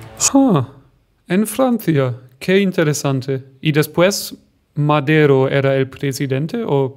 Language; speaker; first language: Spanish; non-native, fluent; German